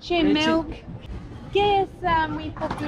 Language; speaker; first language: Spanish; non-native, learner; English